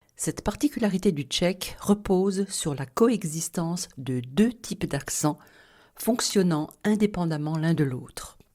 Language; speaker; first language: French; native; French